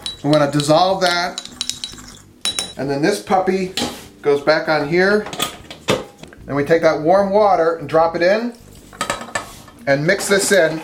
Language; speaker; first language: English; native; English